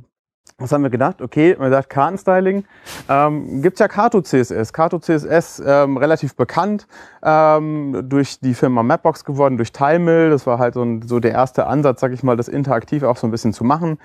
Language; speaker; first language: German; native; German